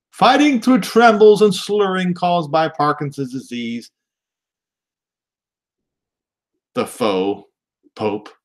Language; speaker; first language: English; native; English